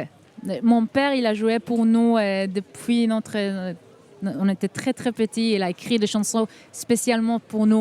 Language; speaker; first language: French; non-native, fluent; Hebrew